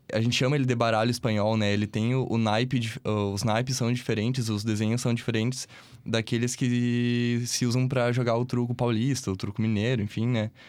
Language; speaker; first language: Portuguese; native; Portuguese